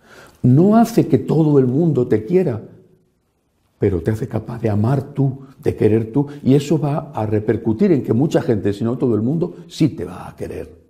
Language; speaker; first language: Spanish; native; Spanish